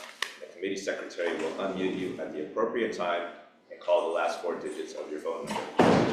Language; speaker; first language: English; native; English